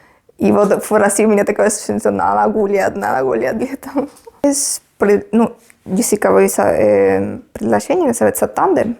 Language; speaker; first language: Russian; non-native, fluent; Spanish